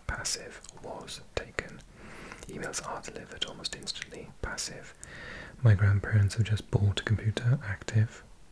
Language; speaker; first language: English; native; English